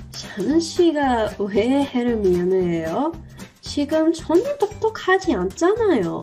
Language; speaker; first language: Korean; non-native, learner; English